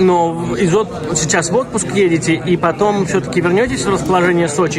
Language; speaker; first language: Russian; native; Russian